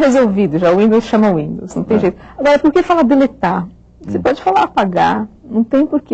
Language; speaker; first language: Portuguese; native; Portuguese